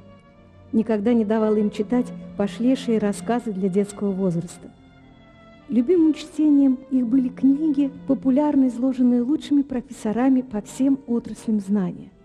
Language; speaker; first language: Russian; native; Russian